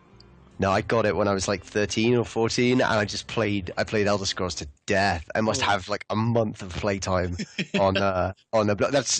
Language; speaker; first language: English; native; English